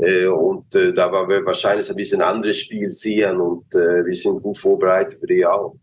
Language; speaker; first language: German; non-native, learner; Swedish